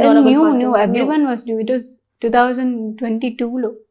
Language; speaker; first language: Telugu; non-native, learner; Tamil